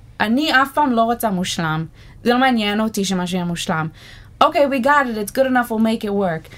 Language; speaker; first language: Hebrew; non-native, fluent; English